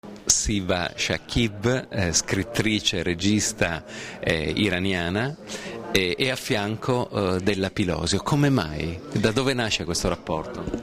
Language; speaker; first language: Italian; native; Italian